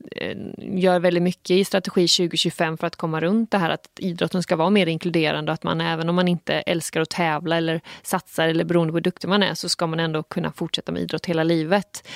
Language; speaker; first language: Swedish; native; Swedish